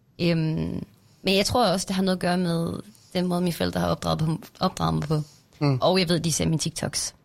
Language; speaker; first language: Danish; native; Danish